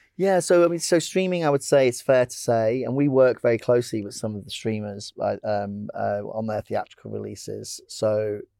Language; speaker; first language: English; native; English